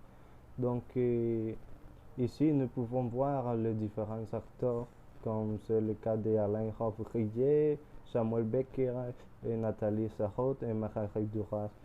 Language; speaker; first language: French; non-native, learner; Spanish